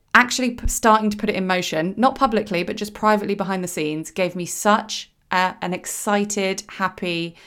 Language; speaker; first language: English; native; English